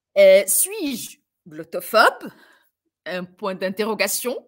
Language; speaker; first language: French; non-native, fluent; Arabic